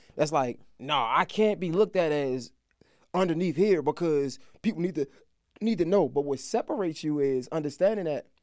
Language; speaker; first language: English; native; English